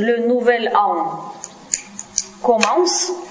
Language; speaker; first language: French; non-native, fluent; Russian